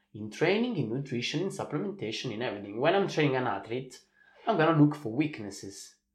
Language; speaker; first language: English; non-native, fluent; Italian